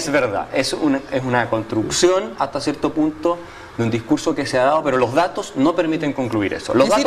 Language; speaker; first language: Spanish; native; Spanish